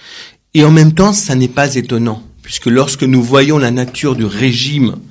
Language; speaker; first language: French; native; French